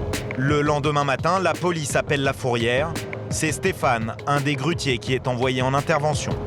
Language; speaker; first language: French; native; French